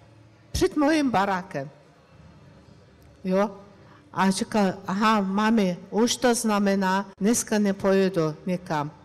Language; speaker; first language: Czech; non-native, learner; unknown